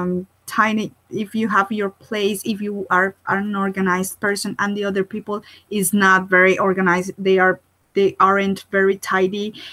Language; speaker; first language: English; non-native, fluent; Spanish